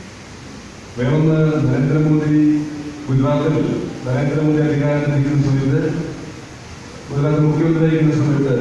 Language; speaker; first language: Malayalam; native; Malayalam